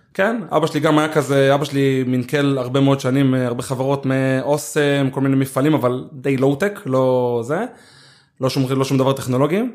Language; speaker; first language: Hebrew; native; Hebrew